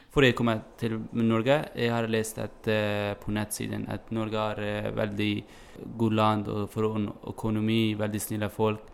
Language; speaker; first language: Norwegian; non-native, learner; Kurdish